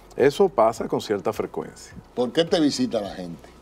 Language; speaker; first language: Spanish; native; Spanish